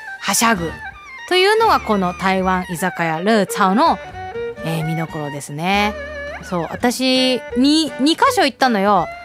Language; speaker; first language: Japanese; early bilingual, heritage; Japanese